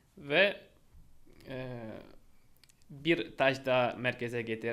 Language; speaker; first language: Turkish; non-native, fluent; Russian